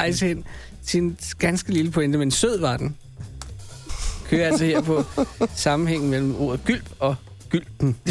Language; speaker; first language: Danish; native; Danish